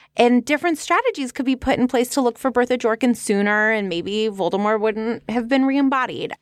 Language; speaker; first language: English; native; English